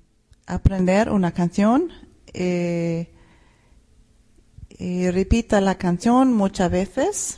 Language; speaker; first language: Spanish; non-native, fluent; Swedish